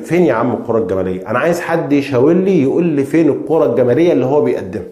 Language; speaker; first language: Arabic; native; Arabic